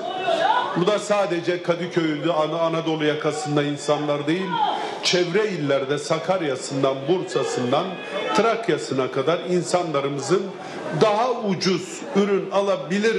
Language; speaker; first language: Turkish; native; Turkish